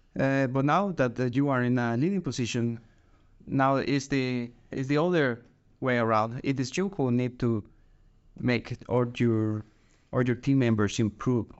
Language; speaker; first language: English; non-native, fluent; Spanish